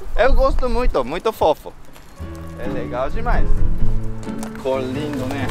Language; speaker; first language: Portuguese; non-native, learner; Japanese